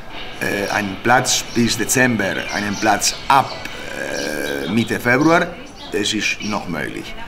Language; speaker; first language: German; non-native, fluent; Spanish